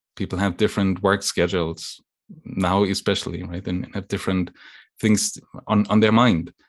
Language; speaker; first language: English; non-native, fluent; German